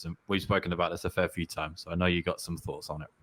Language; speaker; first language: English; native; English